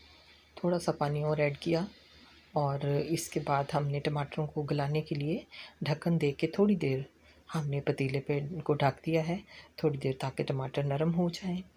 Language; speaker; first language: Hindi; non-native, local second language; Punjabi